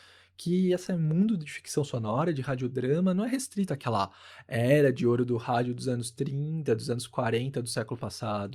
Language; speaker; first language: Portuguese; native; Portuguese